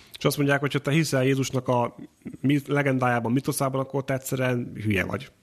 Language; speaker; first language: Hungarian; native; Hungarian